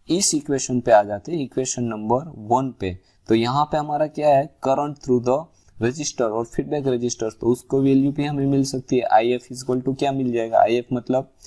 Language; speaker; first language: Hindi; non-native, local second language; Gujarati